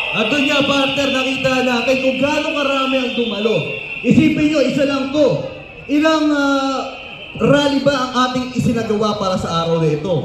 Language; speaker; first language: Filipino; native; Filipino